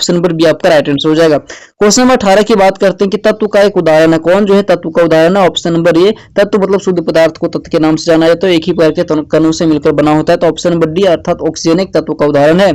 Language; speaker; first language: Hindi; native; Hindi